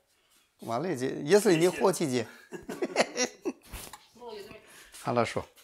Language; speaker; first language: Russian; non-native, learner; Chinese